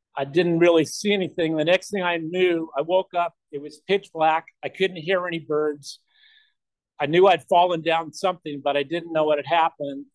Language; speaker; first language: English; native; English